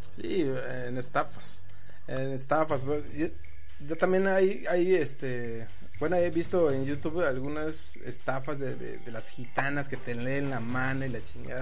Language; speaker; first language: Spanish; native; Spanish